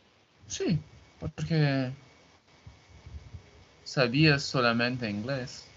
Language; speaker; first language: Spanish; non-native, learner; Portuguese